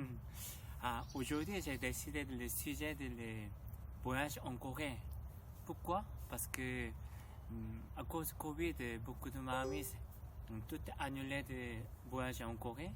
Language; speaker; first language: French; non-native, learner; Korean